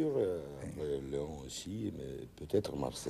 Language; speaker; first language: French; non-native, learner; Russian